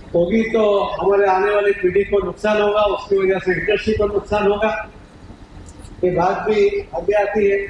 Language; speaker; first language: Hindi; non-native, local second language; Gujarati